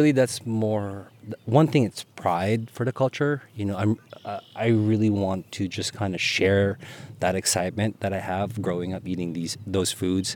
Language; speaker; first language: English; non-native, local second language; Filipino